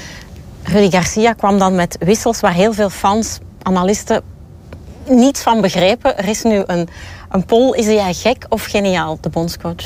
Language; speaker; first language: Dutch; native; Dutch